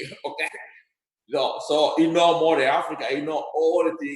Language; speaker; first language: English; non-native, learner; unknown